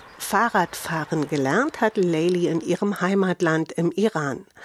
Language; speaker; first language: German; native; German